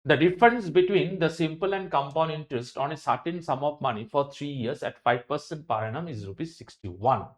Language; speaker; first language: English; non-native, local second language; Bangla